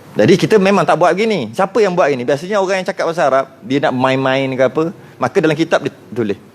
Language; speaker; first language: Malay; native; Malay